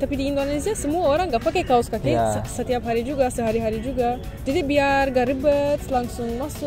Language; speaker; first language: Indonesian; non-native, fluent; Turkish